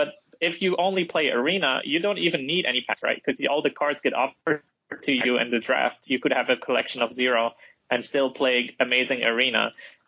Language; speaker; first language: English; non-native, fluent; Dutch